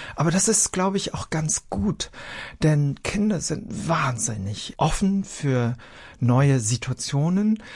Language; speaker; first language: German; early bilingual, other home language; Vietnamese